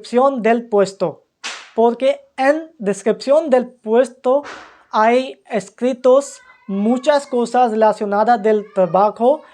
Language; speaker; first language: Spanish; non-native, fluent; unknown